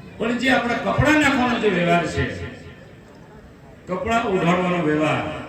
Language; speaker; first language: Gujarati; non-native, local second language; Rathawi